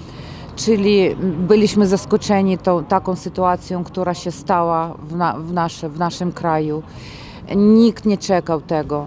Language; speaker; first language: Polish; non-native, learner; Ukrainian